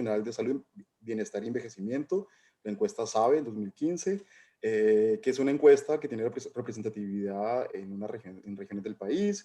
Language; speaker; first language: Spanish; native; Spanish